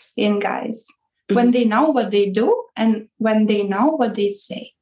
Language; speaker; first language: English; non-native, fluent; Ukrainian